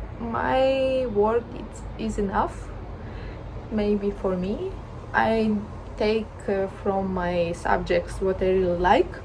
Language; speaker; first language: English; non-native, learner; Ukrainian